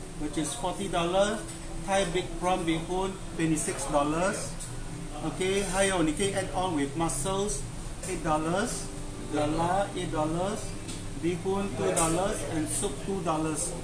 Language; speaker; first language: English; non-native, local second language; Chinese